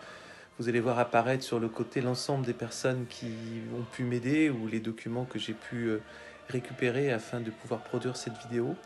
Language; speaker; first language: French; native; French